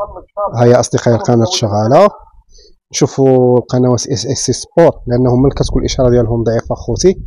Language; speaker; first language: Arabic; native; Arabic